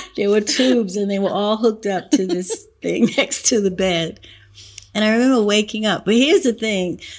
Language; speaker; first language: English; native; English